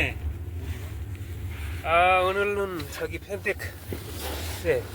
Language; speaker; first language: Korean; non-native, learner; Nepali